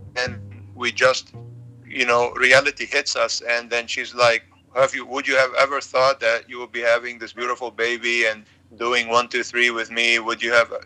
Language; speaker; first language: English; non-native, fluent; Arabic